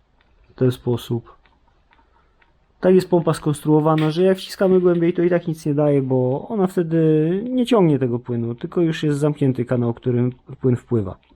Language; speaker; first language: Polish; native; Polish